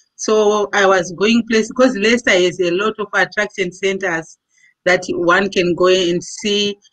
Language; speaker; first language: English; non-native, local second language; Shona